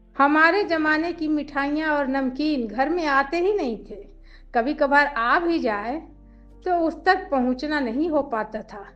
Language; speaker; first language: Hindi; native; Hindi